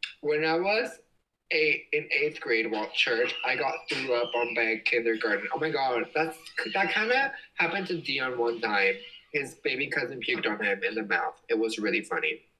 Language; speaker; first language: English; native; English